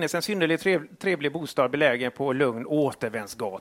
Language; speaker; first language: Swedish; native; Swedish